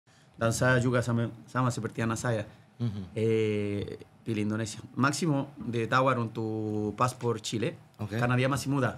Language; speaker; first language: Indonesian; non-native, learner; Spanish